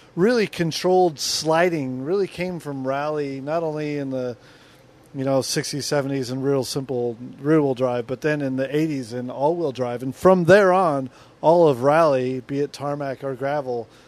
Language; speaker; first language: English; native; English